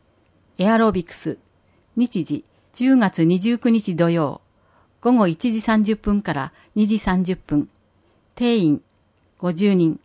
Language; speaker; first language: Japanese; native; Japanese